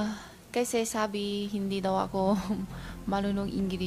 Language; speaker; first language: Filipino; non-native, learner; Chinese